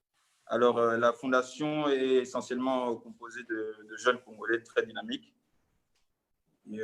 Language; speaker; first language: French; non-native, local second language; Lingala